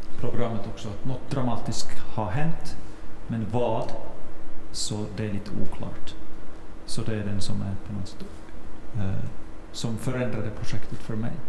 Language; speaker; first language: Swedish; non-native, fluent; Finnish